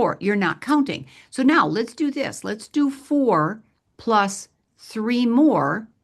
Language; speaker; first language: English; native; English